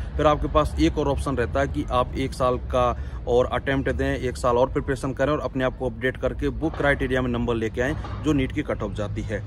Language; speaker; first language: Hindi; native; Hindi